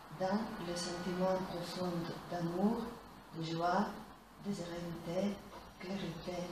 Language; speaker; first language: French; non-native, fluent; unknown